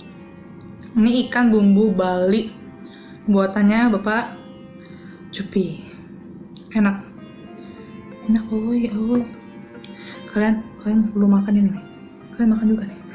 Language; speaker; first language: Indonesian; native; Indonesian